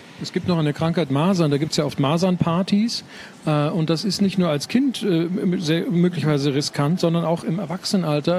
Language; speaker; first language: German; native; German